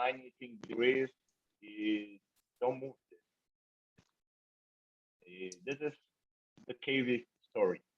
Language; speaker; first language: English; non-native, learner; Portuguese